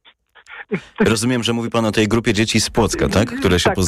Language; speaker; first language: Polish; native; Polish